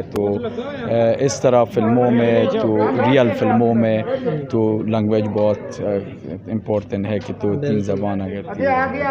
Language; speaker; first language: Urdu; non-native, learner; Pashto